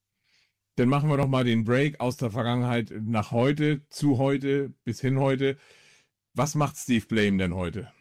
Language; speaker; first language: German; native; German